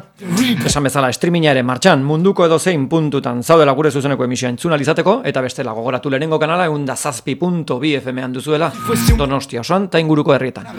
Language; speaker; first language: Basque; native; Basque